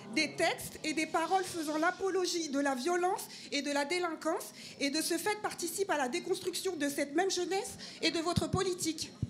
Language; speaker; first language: French; native; French